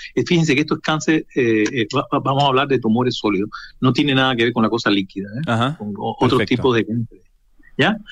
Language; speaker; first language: Spanish; native; Spanish